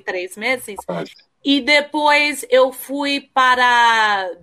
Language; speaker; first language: Portuguese; early bilingual, heritage; Portuguese